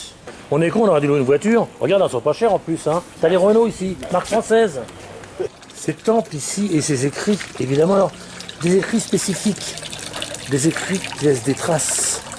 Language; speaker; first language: French; native; French